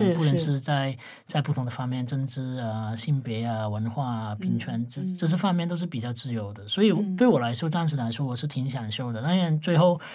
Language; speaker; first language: Chinese; non-native, local second language; Cantonese